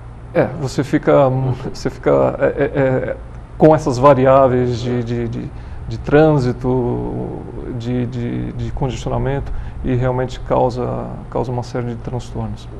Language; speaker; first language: Portuguese; native; Portuguese